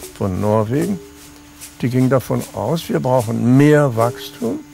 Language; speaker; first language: German; early bilingual, heritage; German